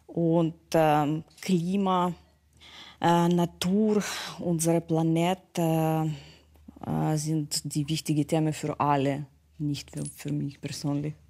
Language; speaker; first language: German; non-native, learner; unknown